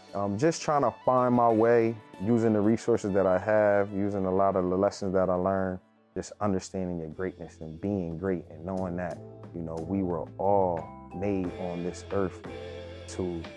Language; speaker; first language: English; native; English